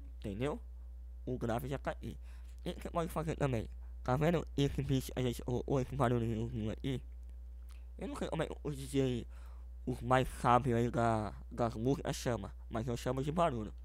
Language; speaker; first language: Portuguese; native; Portuguese